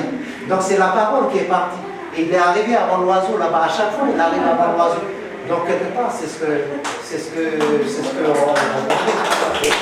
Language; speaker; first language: French; native; French